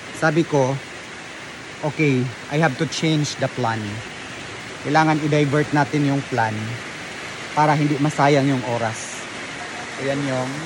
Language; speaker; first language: Filipino; non-native, local second language; Cebuano